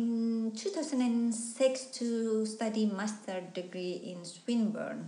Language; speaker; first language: English; non-native, fluent; Indonesian